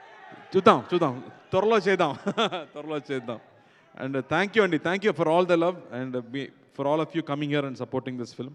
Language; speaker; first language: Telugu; non-native, local second language; Tamil